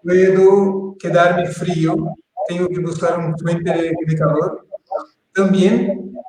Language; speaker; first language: Spanish; non-native, fluent; Portuguese